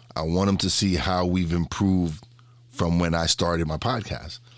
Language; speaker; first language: English; native; English